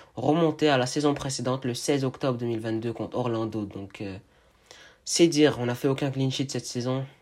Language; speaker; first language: French; native; French